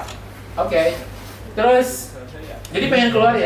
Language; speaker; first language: Indonesian; native; Indonesian